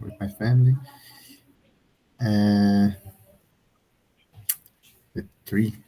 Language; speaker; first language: English; non-native, learner; Portuguese